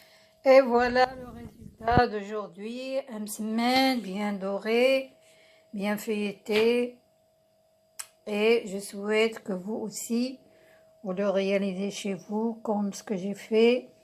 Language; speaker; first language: French; non-native, local second language; Arabic